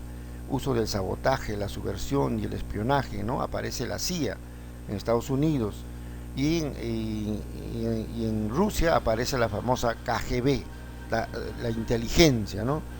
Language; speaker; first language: Spanish; native; Spanish